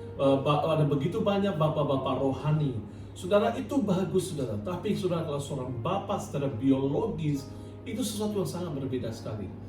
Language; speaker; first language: Indonesian; non-native, fluent; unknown